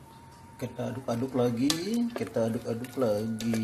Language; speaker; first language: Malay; non-native, local second language; Sundanese